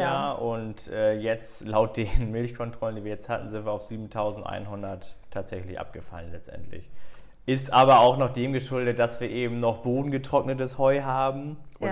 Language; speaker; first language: German; native; German